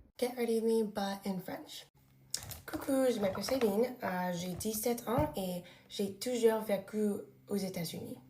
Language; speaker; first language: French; non-native, learner; English